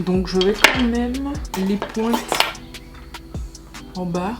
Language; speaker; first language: French; native; French